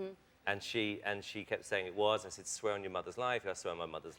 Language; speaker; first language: English; native; English